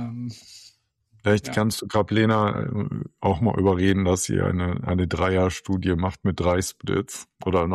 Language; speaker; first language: German; native; German